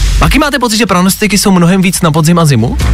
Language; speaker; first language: Czech; native; Czech